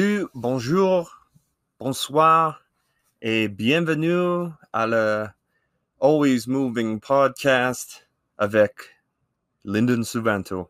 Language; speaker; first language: French; non-native, learner; English